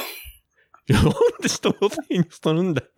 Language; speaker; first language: Japanese; native; Japanese